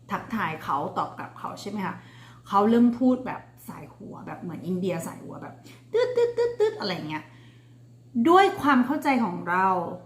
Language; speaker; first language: Thai; native; Thai